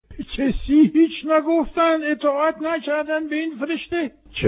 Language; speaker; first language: Persian; non-native, fluent; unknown